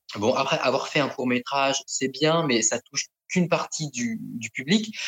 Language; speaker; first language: French; native; French